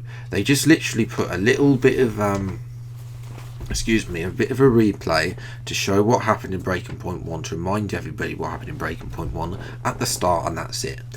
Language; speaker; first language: English; native; English